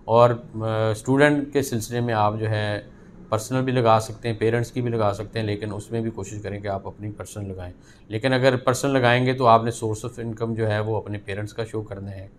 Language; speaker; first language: Urdu; non-native, local second language; Punjabi